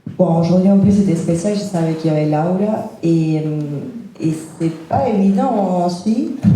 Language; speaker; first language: French; non-native, fluent; Spanish